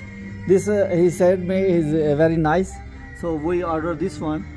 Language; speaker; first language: English; non-native, learner; Spanish